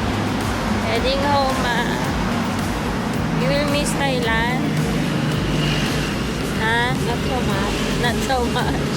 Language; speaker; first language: English; non-native, local second language; Filipino